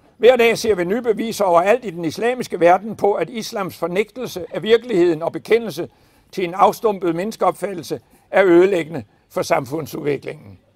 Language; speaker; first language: Danish; native; Danish